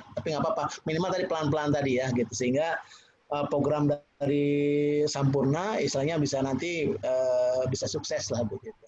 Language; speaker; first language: Indonesian; native; Indonesian